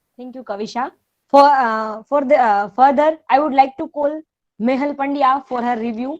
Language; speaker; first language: English; non-native, local second language; Gujarati